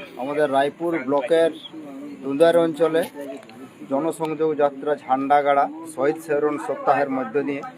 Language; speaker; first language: Bangla; native; Bangla